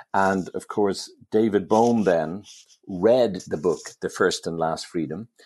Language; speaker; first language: English; native; English